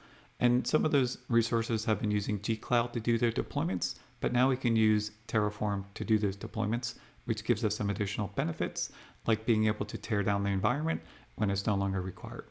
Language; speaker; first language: English; native; English